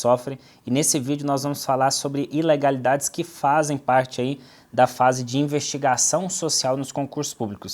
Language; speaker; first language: Portuguese; native; Portuguese